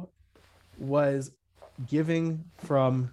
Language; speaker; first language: English; native; English